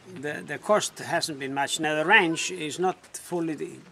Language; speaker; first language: English; non-native, fluent; Norwegian